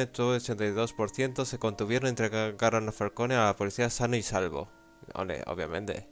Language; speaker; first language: Spanish; native; Spanish